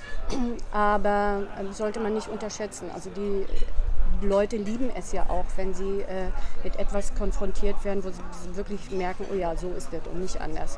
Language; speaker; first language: German; native; German